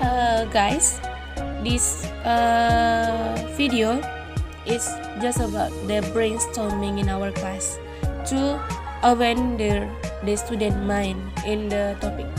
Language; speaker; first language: English; non-native, learner; Indonesian